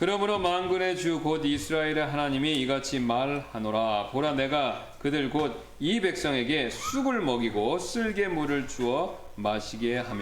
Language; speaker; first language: Korean; native; Korean